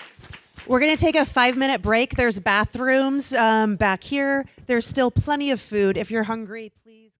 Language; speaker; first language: English; native; English